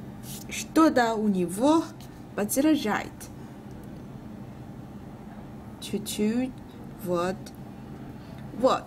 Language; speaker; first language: Russian; non-native, learner; Chinese